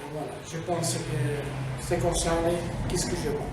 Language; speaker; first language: French; non-native, fluent; Italian